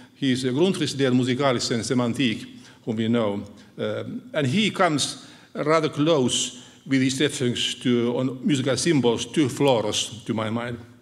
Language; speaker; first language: English; non-native, fluent; Finnish